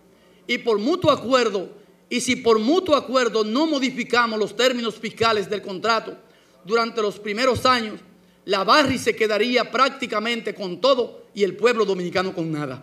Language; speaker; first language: Spanish; native; Spanish